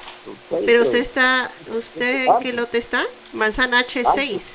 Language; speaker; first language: Spanish; native; Spanish